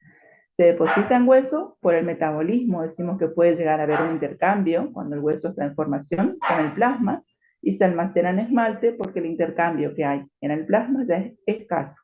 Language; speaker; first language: Spanish; native; Spanish